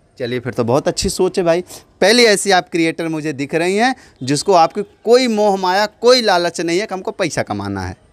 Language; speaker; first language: Hindi; native; Hindi